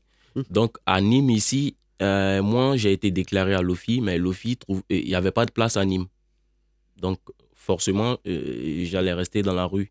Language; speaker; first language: French; non-native, local second language; Bambara